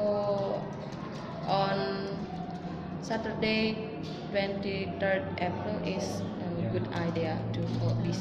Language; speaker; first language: English; non-native, learner; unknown